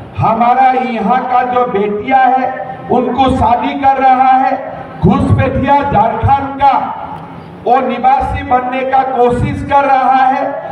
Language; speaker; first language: Hindi; non-native, local second language; Assamese